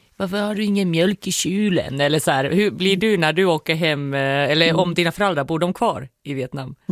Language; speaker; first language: Swedish; native; Swedish